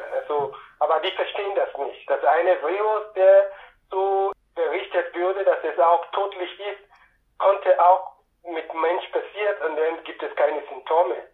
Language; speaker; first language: German; non-native, learner; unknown